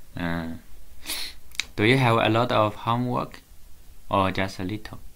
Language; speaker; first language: English; non-native, learner; Chinese